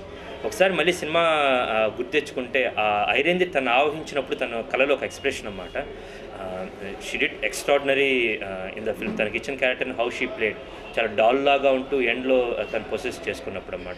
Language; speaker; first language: Telugu; native; Telugu